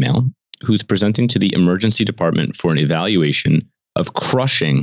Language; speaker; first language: English; native; English